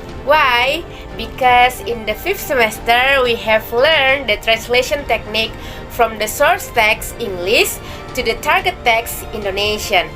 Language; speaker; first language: English; non-native, learner; Indonesian